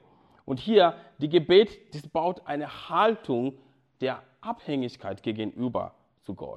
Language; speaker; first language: German; non-native, fluent; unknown